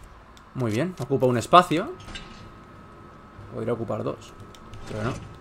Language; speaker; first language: Spanish; native; Spanish